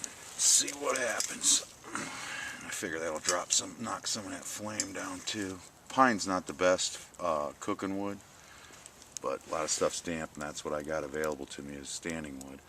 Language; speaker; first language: English; native; English